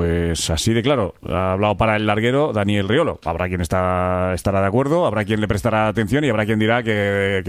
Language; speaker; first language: Spanish; native; Spanish